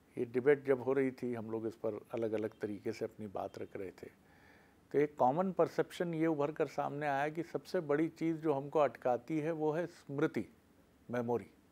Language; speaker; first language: Hindi; native; Hindi